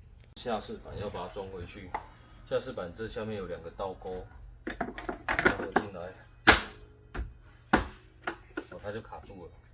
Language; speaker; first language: Chinese; native; Chinese